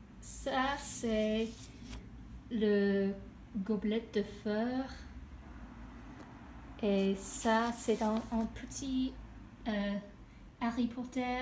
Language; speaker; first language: French; non-native, learner; English